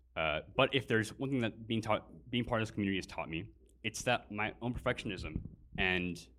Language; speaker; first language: English; native; English